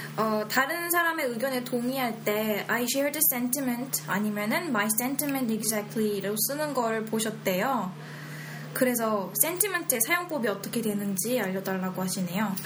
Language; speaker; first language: Korean; native; Korean